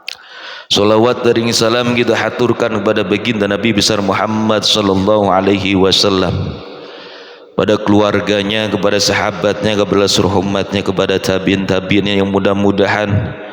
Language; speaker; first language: Indonesian; native; Indonesian